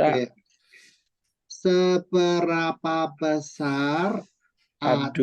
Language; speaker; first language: Indonesian; non-native, fluent; Chinese